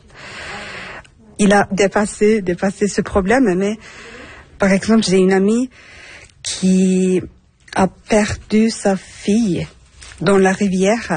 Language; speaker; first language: French; non-native, fluent; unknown